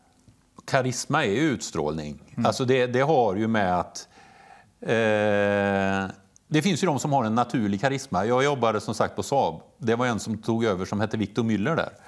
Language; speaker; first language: Swedish; native; Swedish